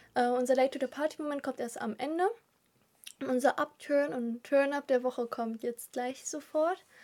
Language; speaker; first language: German; early bilingual, other home language; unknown